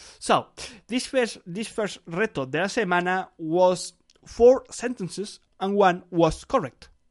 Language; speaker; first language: English; non-native, fluent; Spanish